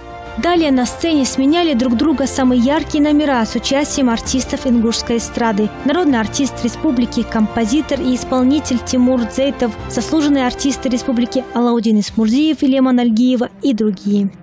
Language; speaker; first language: Russian; native; Russian